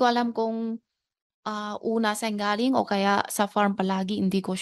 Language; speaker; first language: Filipino; non-native, learner; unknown